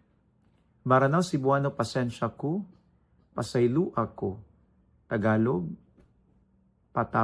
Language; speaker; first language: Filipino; non-native, local second language; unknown